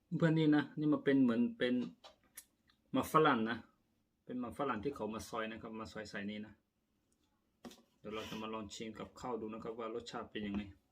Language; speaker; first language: Thai; native; Thai